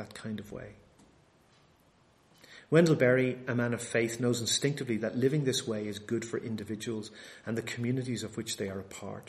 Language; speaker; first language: English; native; English